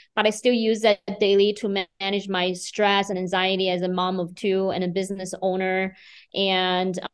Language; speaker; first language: English; non-native, fluent; Chinese